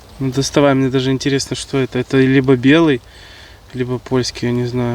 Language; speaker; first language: Russian; native; Russian